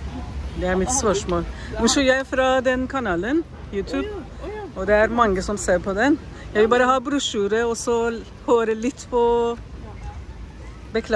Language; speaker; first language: Norwegian; non-native, learner; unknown